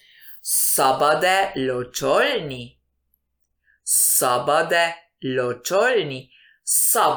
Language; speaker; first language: Hungarian; early bilingual, heritage; Hungarian